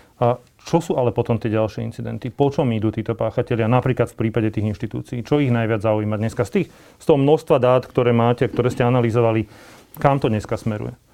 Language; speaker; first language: Slovak; native; Slovak